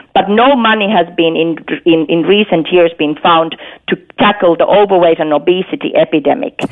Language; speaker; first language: English; non-native, fluent; Finnish